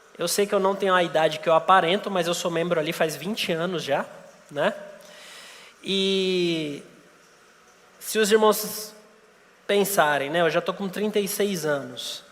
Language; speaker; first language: Portuguese; native; Portuguese